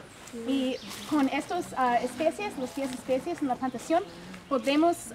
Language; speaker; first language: Spanish; non-native, fluent; English